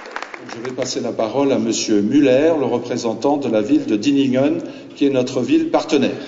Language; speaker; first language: French; native; French